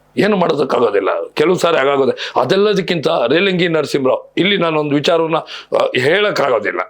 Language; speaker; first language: Kannada; native; Kannada